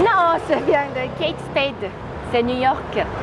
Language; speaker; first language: French; non-native, learner; Korean